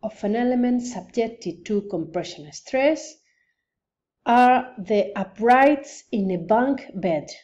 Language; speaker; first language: English; non-native, fluent; Spanish